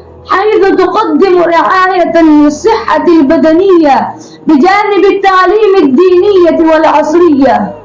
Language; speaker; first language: Arabic; non-native, learner; Urdu